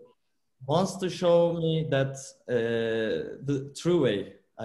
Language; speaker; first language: English; non-native, fluent; Turkish